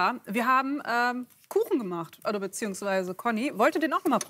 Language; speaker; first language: German; native; German